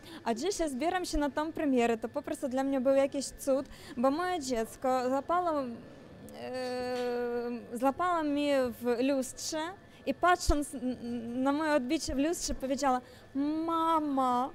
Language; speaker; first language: Polish; non-native, fluent; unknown